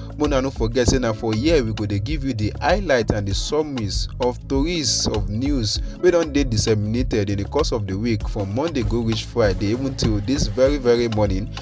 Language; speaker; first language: Nigerian Pidgin; non-native, local second language; Yoruba